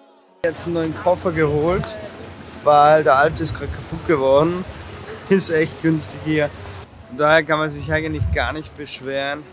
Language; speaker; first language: German; native; German